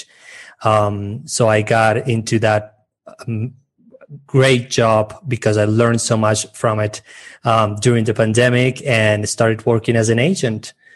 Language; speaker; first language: English; non-native, fluent; Spanish